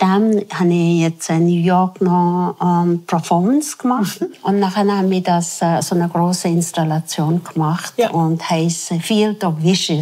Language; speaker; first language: German; non-native, fluent; Tibetan